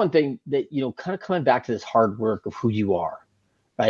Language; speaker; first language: English; native; English